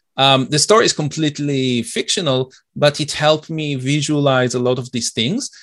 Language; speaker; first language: English; non-native, fluent; Hebrew